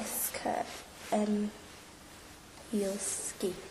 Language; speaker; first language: French; non-native, learner; English